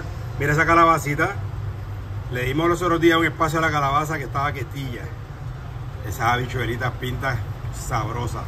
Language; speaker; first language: Spanish; native; Spanish